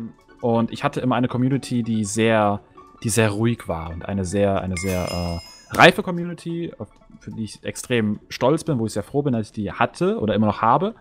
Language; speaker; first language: German; native; German